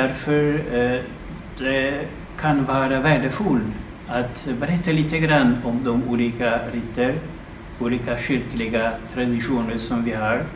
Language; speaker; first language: Swedish; non-native, fluent; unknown